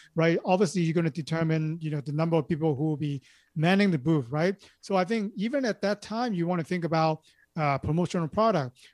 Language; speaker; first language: English; non-native, local second language; Cantonese